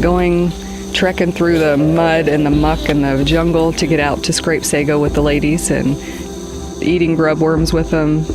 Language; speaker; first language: English; native; English